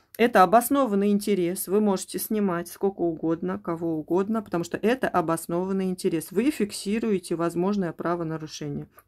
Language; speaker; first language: Russian; native; Russian